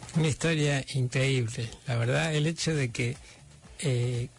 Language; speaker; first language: Spanish; native; Spanish